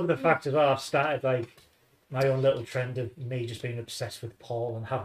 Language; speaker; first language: English; native; English